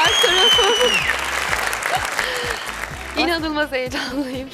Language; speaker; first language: Turkish; native; Turkish